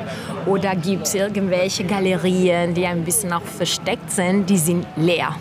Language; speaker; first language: German; non-native, fluent; Italian